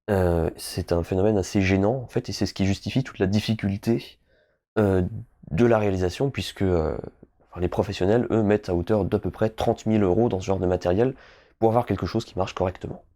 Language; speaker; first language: French; native; French